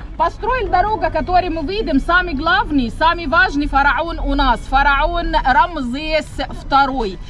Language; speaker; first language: Russian; non-native, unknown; Arabic